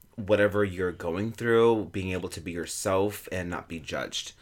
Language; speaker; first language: English; native; English